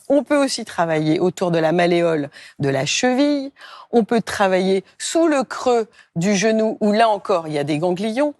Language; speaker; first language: French; native; French